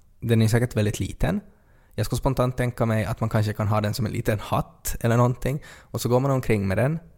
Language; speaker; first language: Swedish; native; Swedish